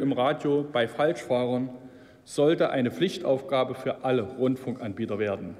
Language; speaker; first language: German; native; German